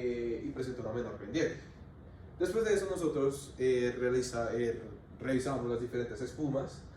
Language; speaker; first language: Spanish; native; Spanish